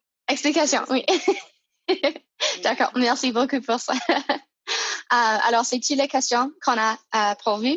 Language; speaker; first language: French; non-native, fluent; English